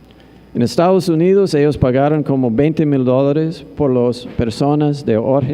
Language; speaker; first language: Spanish; non-native, fluent; English